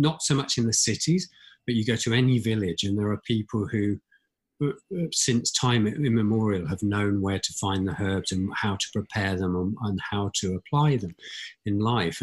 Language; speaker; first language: English; native; English